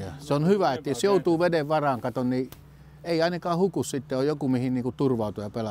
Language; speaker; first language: Finnish; native; Finnish